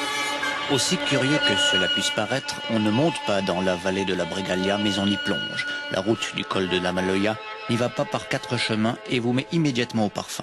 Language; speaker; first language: French; native; French